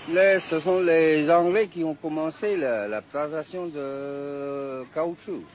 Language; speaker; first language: French; non-native, fluent; Chinese